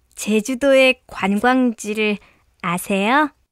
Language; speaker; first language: Korean; native; Korean